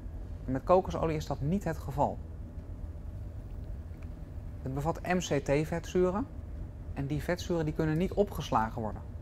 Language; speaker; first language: Dutch; native; Dutch